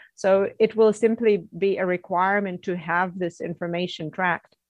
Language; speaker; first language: English; non-native, fluent; Russian